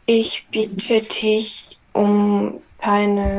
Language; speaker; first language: German; non-native, learner; Ukrainian